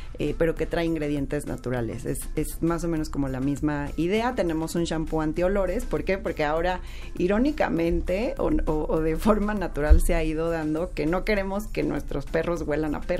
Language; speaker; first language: Spanish; native; Spanish